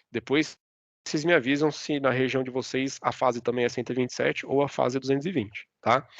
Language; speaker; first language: Portuguese; native; Portuguese